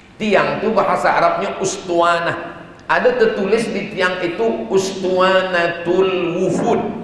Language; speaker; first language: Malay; native; Malay